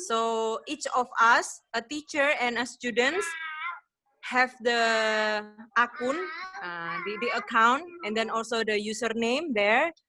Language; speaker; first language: English; non-native, learner; Indonesian